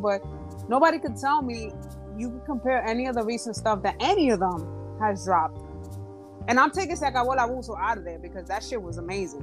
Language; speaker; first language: English; early bilingual, other home language; Spanish